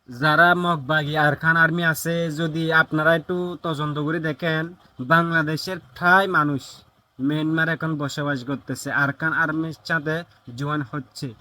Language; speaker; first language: Bangla; native; Bangla